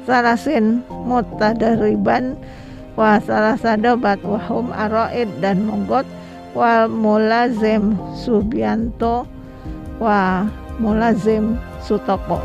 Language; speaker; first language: Arabic; non-native, fluent; Indonesian